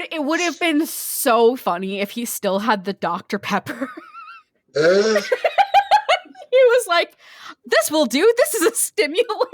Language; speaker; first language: English; native; English